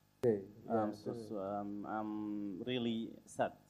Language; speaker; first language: English; non-native, learner; Arabic